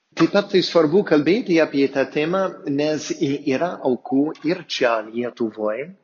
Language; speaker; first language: Lithuanian; non-native, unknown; English